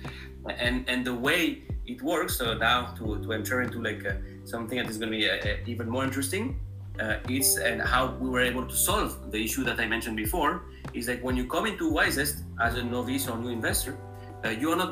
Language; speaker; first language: English; non-native, fluent; French